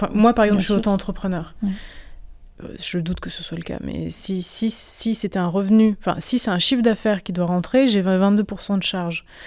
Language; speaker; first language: French; native; French